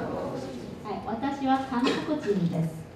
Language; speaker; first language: Japanese; non-native, fluent; Chinese